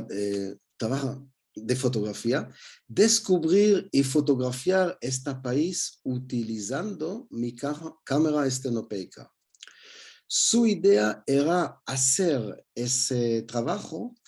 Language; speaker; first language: Spanish; non-native, learner; Hebrew